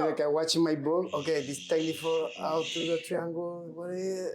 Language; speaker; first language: English; non-native, learner; Spanish